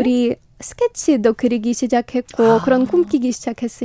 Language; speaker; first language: Korean; non-native, learner; Ukrainian